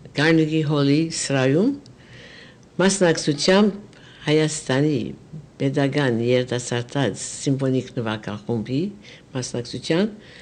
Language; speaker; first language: Armenian; early bilingual, heritage; Armenian